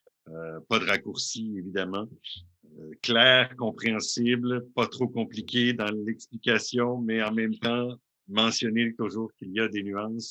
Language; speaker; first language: French; native; French